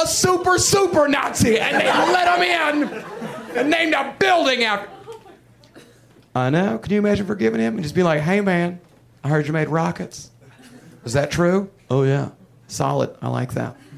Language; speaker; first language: English; native; English